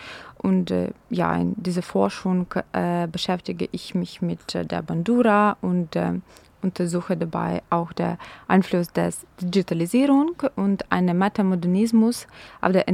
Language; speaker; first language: German; non-native, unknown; Ukrainian